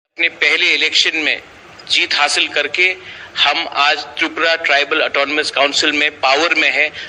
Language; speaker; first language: Hindi; non-native, local second language; Kok Borok